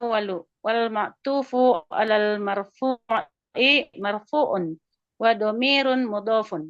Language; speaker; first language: Arabic; non-native, learner; Indonesian